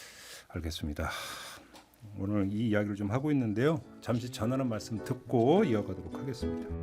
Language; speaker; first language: Korean; native; Korean